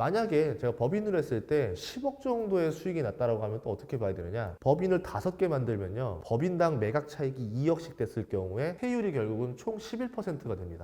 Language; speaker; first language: Korean; native; Korean